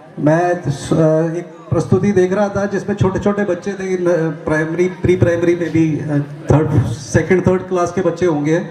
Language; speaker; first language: Hindi; non-native, local second language; Dogri